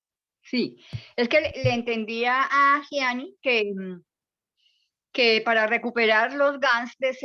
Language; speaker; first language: Spanish; native; Spanish